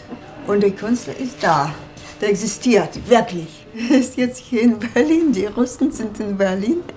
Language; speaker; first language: German; non-native, fluent; Russian